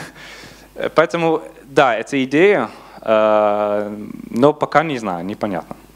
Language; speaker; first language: Russian; non-native, learner; Dutch